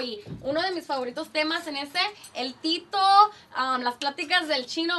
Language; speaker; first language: Spanish; early bilingual, heritage; Spanish